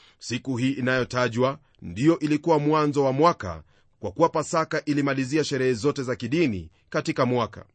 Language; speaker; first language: Swahili; non-native, local second language; Luyia